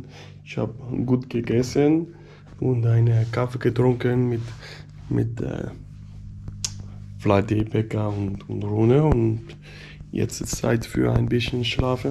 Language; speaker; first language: German; non-native, learner; Danish